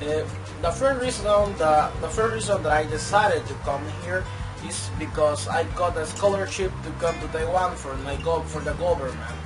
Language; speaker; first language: English; non-native, fluent; Spanish